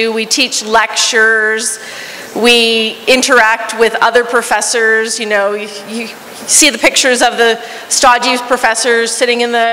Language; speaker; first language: English; native; English